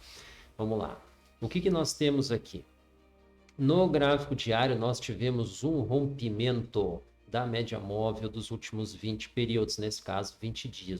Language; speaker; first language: Portuguese; native; Portuguese